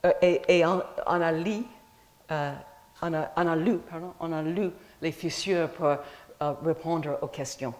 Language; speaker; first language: French; non-native, fluent; English